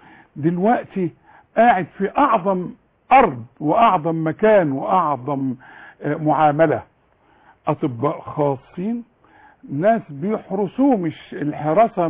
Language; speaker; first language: Arabic; native; Arabic